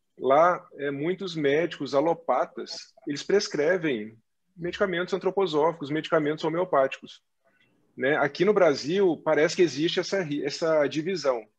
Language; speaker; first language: Portuguese; native; Portuguese